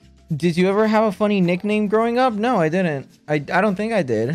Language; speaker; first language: English; early bilingual, other home language; Spanish